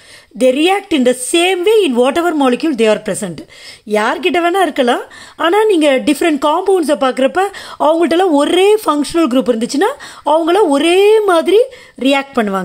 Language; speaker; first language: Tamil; native; Tamil